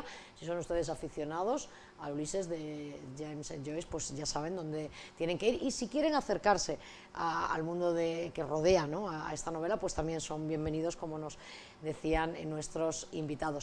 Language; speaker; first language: Spanish; native; Spanish